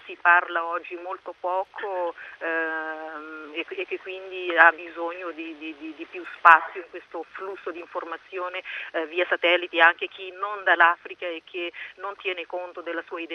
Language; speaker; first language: Italian; non-native, fluent; Portuguese